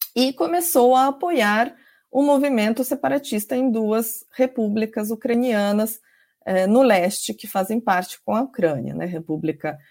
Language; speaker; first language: Portuguese; non-native, fluent; Ukrainian